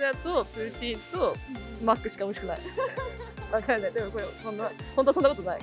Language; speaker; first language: Japanese; native; Japanese